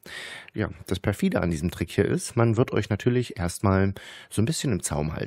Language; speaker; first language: German; native; German